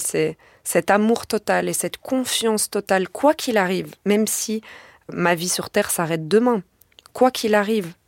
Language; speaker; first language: French; native; French